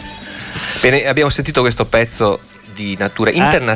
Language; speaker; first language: Italian; native; Italian